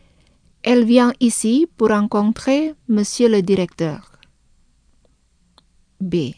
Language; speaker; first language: French; non-native, fluent; Indonesian